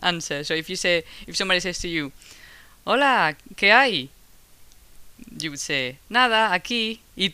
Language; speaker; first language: English; non-native, fluent; Spanish